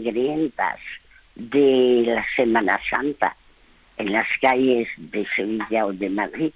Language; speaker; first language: Spanish; early bilingual, other home language; French